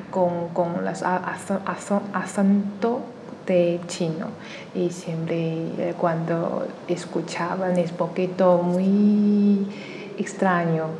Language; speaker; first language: Spanish; non-native, learner; Chinese